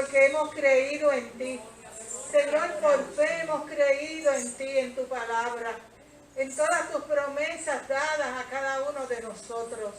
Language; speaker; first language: Spanish; native; Spanish